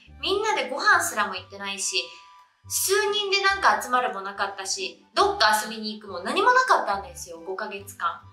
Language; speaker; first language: Japanese; early bilingual, other home language; Vietnamese